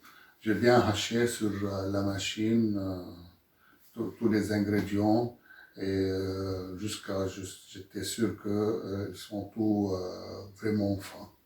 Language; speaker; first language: French; non-native, local second language; Arabic